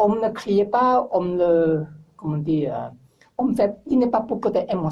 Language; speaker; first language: French; non-native, learner; English